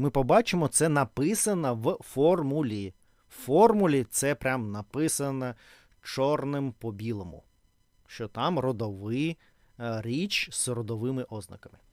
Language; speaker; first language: Ukrainian; non-native, learner; Russian